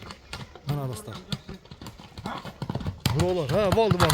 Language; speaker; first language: Kyrgyz; native; Kyrgyz